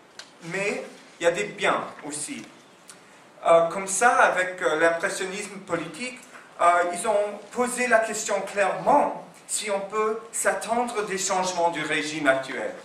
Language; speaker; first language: French; non-native, fluent; English